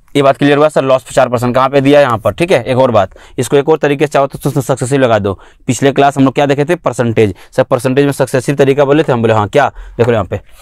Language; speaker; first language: Hindi; native; Hindi